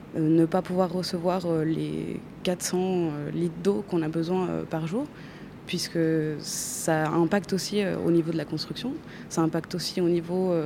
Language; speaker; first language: French; non-native, fluent; Spanish